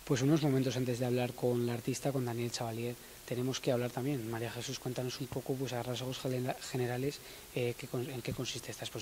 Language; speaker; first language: Spanish; native; Spanish